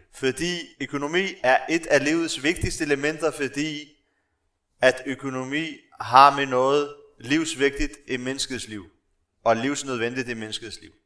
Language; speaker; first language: Danish; non-native, local second language; Arabic